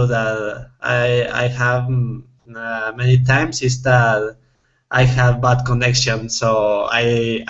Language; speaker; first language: English; non-native, fluent; Spanish